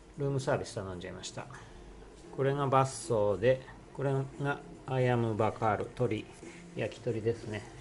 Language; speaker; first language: Japanese; native; Japanese